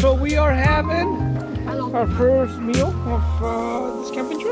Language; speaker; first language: English; early bilingual, other home language; Spanish